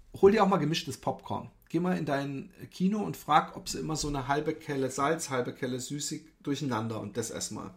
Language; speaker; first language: German; early bilingual, other home language; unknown